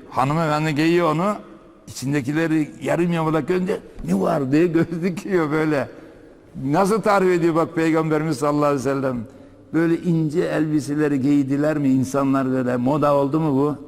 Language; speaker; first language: Turkish; native; Turkish